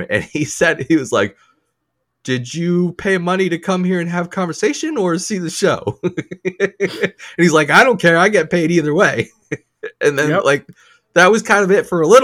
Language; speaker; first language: English; native; English